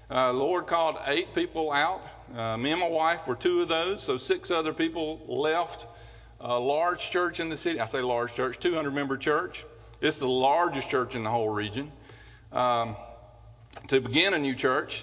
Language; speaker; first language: English; native; English